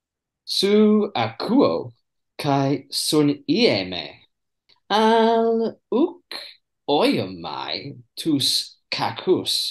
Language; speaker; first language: Greek; non-native, fluent; English